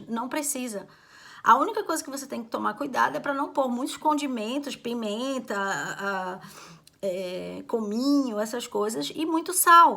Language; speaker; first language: Portuguese; native; Portuguese